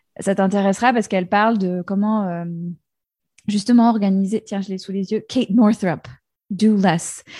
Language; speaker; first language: French; native; French